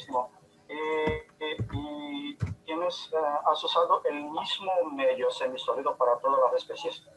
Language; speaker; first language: Spanish; non-native, fluent; Portuguese